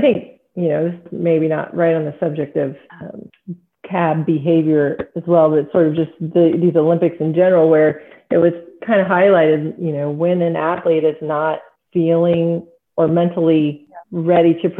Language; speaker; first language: English; native; English